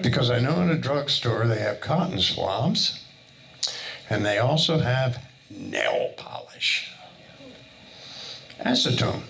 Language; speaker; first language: English; native; English